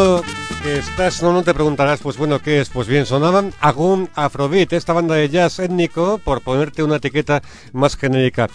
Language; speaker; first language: Spanish; native; Spanish